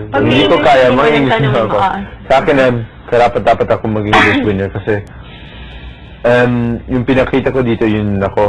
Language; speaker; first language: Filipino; early bilingual, heritage; Filipino